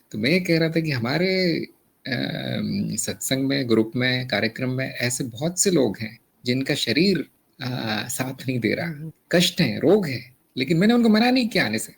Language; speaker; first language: Hindi; native; Hindi